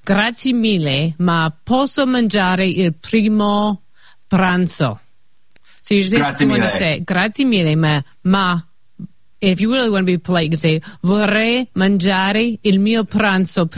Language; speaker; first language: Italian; non-native, learner; English